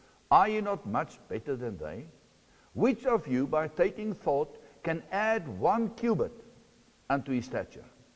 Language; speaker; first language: English; non-native, local second language; Afrikaans